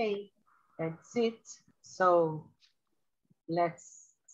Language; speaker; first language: English; non-native, learner; Portuguese